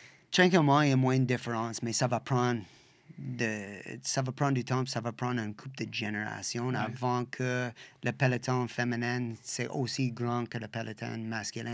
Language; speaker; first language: French; non-native, fluent; English